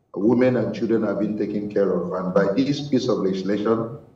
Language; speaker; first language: English; non-native, local second language; Igbo